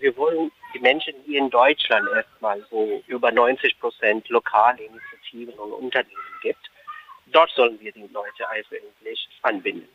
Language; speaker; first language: German; non-native, fluent; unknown